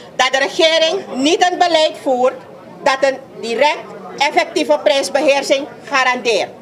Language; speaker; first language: Dutch; native; Dutch